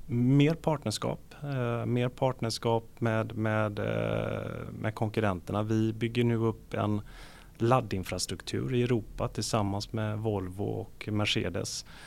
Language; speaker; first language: Swedish; native; Swedish